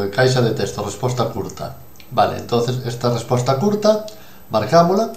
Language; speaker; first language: Spanish; non-native, local second language; Galician